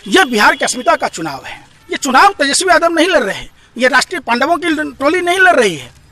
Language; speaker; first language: Hindi; native; Hindi